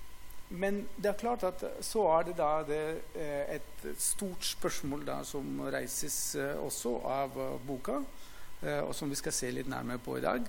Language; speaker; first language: Norwegian; non-native, fluent; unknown